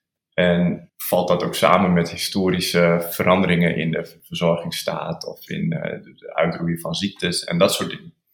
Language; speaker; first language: Dutch; native; Dutch